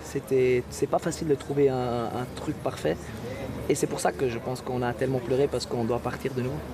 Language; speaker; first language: French; non-native, local second language; Dutch